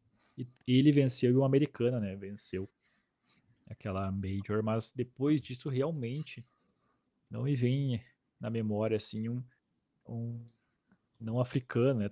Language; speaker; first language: Portuguese; native; Portuguese